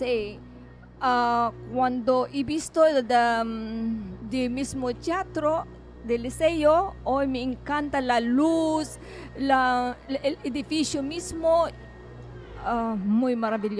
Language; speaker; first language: Spanish; non-native, learner; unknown